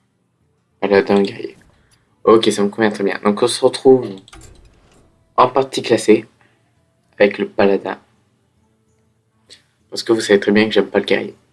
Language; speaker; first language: French; native; French